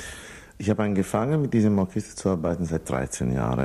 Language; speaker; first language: German; non-native, fluent; Italian